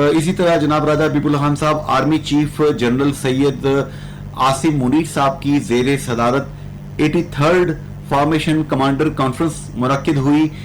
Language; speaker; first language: Urdu; non-native, local second language; Punjabi